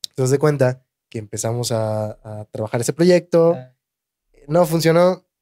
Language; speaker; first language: Spanish; native; Spanish